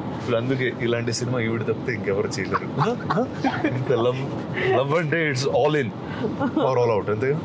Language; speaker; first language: Telugu; native; Telugu